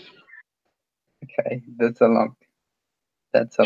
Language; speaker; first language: English; non-native, fluent; Spanish